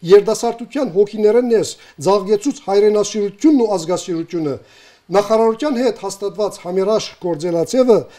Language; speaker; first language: Armenian; early bilingual, heritage; Armenian